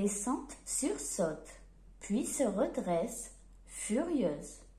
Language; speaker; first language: French; native; French